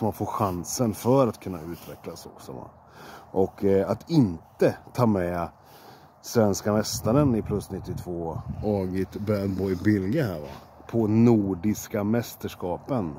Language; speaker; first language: Swedish; native; Swedish